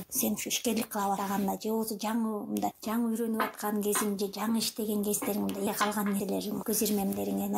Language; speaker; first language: Kyrgyz; native; Kyrgyz